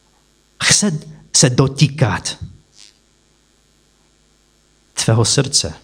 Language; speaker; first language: Czech; non-native, fluent; English